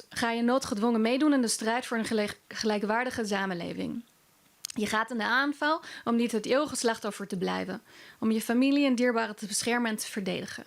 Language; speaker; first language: Dutch; early bilingual, other home language; Kurdish